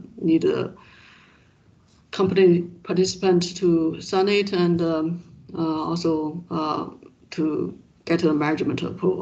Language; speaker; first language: English; non-native, fluent; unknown